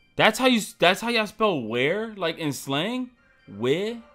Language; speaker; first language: English; native; English